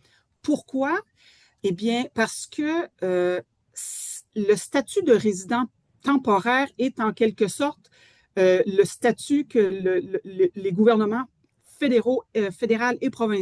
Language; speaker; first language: French; native; French